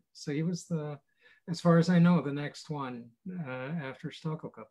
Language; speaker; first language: English; early bilingual, other home language; Ukrainian